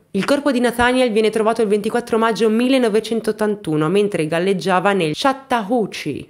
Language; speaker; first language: Italian; native; Italian